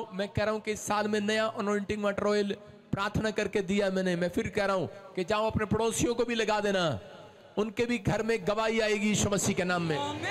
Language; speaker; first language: Hindi; non-native, local second language; Punjabi